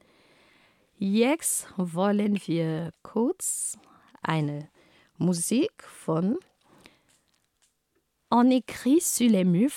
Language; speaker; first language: German; non-native, fluent; Ghomala